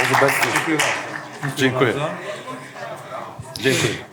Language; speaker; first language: Polish; non-native, learner; Uzbek